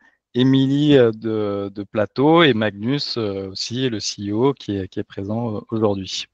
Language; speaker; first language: French; native; French